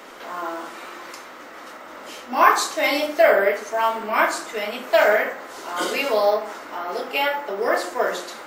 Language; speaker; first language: English; non-native, fluent; Korean